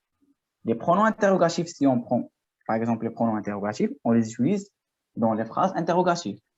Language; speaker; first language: French; non-native, fluent; Arabic